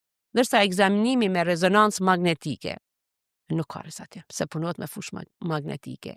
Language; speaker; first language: Albanian; native; Albanian